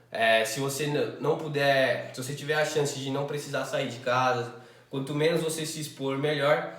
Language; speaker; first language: Portuguese; native; Portuguese